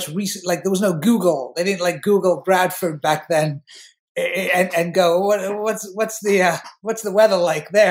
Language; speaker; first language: English; native; English